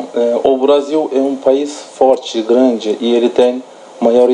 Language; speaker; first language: Portuguese; non-native, fluent; Turkish